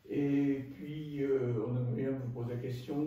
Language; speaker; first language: French; non-native, fluent; Japanese